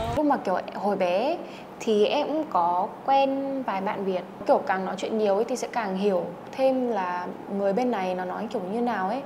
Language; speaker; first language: Vietnamese; early bilingual, heritage; Czech